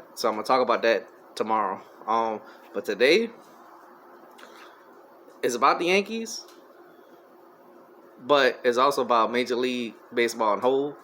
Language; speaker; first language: English; native; English